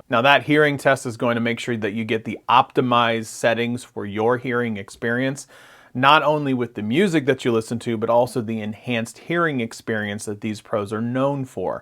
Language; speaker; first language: English; native; English